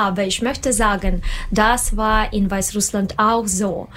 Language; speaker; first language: German; non-native, learner; Russian